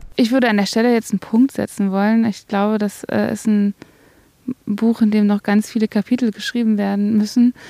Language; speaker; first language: German; native; German